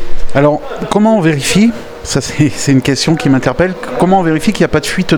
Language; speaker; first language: French; native; French